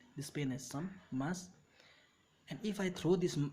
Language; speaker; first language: English; non-native, local second language; Nepali